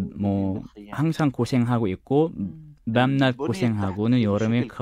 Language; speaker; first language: Korean; non-native, fluent; Arabic